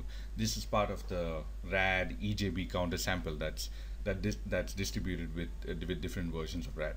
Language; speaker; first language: English; native; English